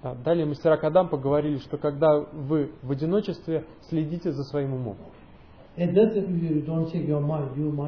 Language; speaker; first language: Russian; native; Russian